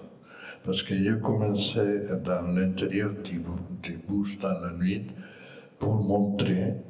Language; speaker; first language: French; non-native, fluent; Spanish